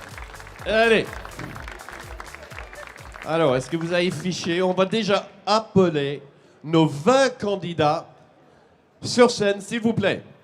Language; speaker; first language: French; native; French